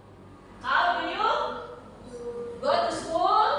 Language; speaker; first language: English; non-native, learner; Indonesian